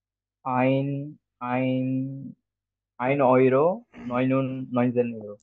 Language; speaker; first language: German; non-native, learner; Bangla